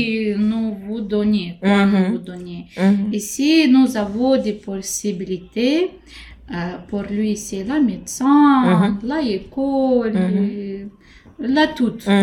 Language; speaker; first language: French; non-native, learner; Romanian